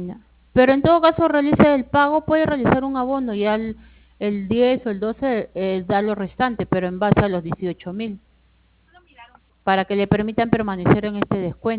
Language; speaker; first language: Spanish; native; Spanish